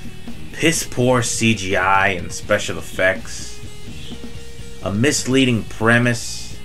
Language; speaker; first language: English; native; English